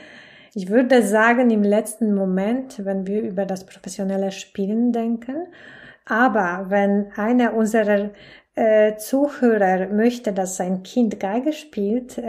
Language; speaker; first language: German; non-native, fluent; Polish